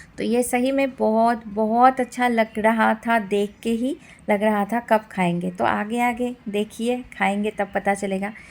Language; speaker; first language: Hindi; non-native, local second language; Bangla